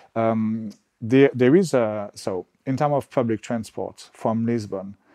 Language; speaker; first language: English; non-native, fluent; French